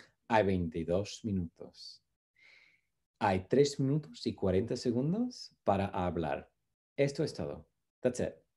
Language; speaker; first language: Spanish; non-native, fluent; English